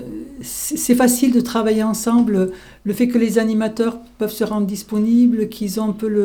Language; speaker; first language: French; native; French